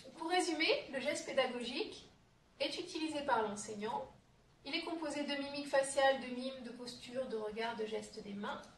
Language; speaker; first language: French; native; French